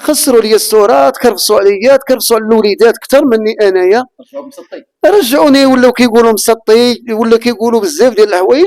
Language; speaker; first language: Arabic; native; Arabic